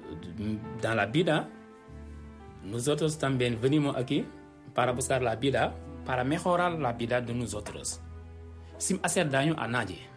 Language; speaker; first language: Spanish; non-native, learner; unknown